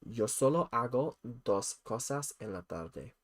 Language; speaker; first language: Spanish; non-native, learner; English